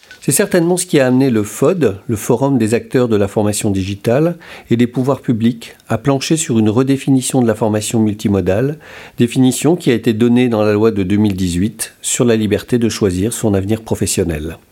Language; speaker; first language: French; native; French